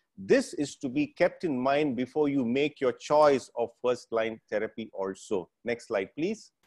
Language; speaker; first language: English; non-native, local second language; Tamil